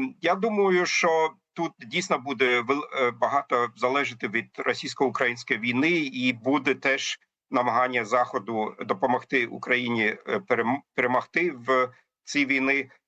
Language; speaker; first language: Ukrainian; non-native, fluent; German